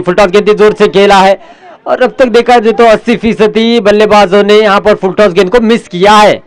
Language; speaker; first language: Hindi; non-native, local second language; Marathi